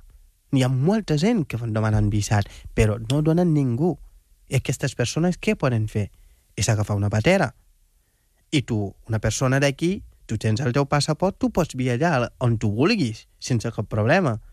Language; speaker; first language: Catalan; non-native, fluent; Wolof